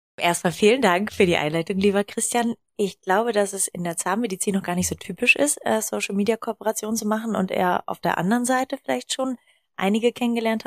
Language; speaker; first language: German; native; German